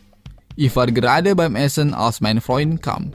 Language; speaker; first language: German; non-native, fluent; Indonesian